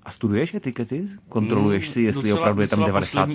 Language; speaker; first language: Czech; native; Czech